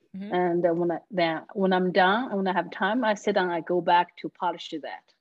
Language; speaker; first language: English; non-native, fluent; Chinese